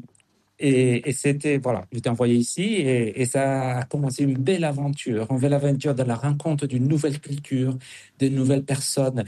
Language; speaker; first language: French; non-native, fluent; Spanish